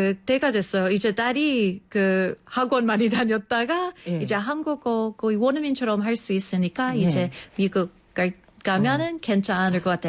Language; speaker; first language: Korean; non-native, fluent; English